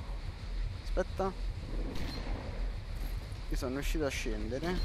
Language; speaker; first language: Italian; native; Italian